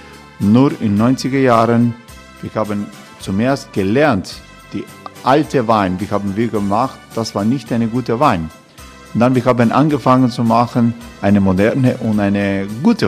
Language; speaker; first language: German; non-native, learner; Croatian